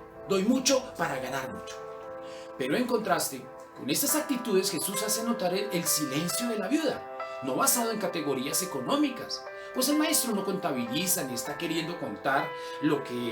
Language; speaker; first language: Spanish; native; Spanish